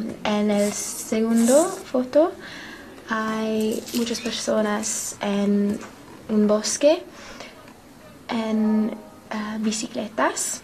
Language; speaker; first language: Spanish; non-native, learner; English